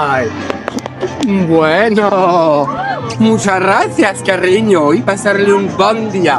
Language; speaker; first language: Spanish; non-native, learner; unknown